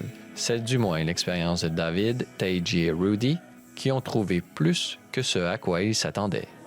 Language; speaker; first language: French; native; French